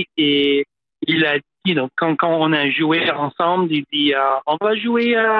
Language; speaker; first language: French; non-native, local second language; English